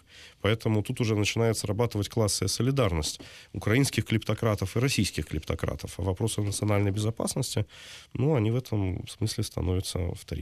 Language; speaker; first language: Russian; native; Russian